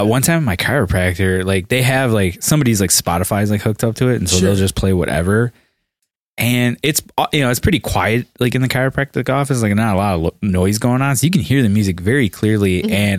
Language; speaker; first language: English; native; English